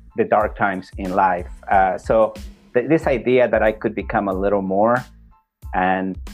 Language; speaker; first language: English; non-native, fluent; Spanish